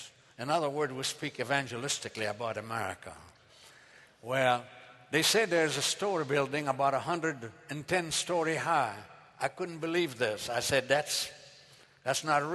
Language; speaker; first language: English; non-native, fluent; Arabic